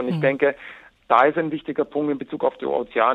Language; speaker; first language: German; native; German